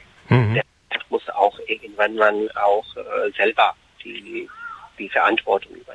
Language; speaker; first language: German; non-native, fluent; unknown